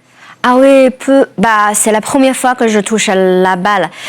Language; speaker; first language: French; non-native, fluent; Chinese